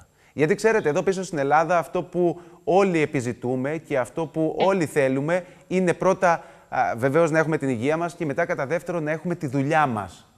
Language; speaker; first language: Greek; native; Greek